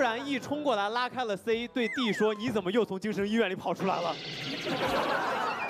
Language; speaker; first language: Chinese; native; Chinese